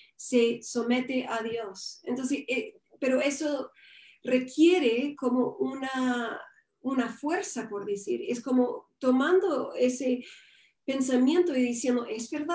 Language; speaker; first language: Spanish; non-native, fluent; English